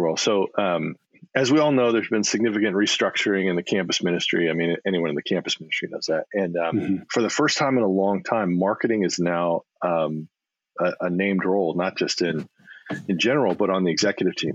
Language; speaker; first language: English; native; English